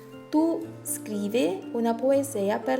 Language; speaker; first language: Italian; non-native, learner; Filipino